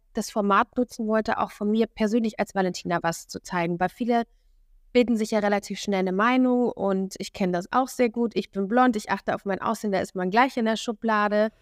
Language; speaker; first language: German; native; German